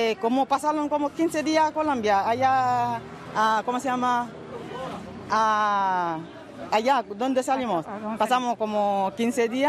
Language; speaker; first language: Spanish; non-native, learner; Haitian Creole